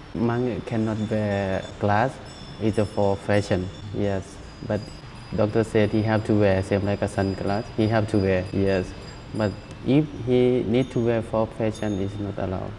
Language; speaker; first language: English; non-native, learner; Thai